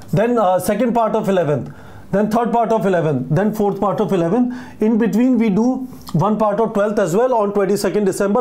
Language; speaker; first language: English; non-native, local second language; Hindi